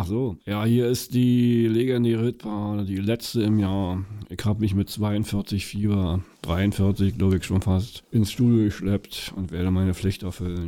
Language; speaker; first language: German; native; German